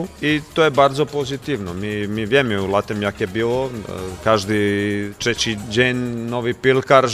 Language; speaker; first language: Polish; non-native, fluent; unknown